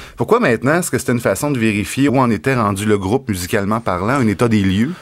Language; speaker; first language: French; native; French